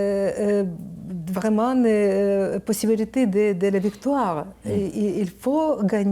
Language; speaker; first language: French; non-native, learner; Ukrainian